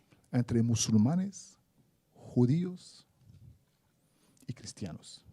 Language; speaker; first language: Spanish; non-native, fluent; Arabic